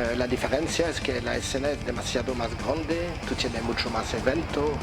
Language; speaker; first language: Spanish; non-native, learner; French